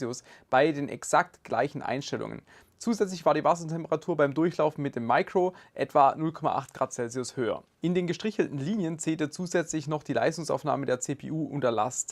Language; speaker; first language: German; native; German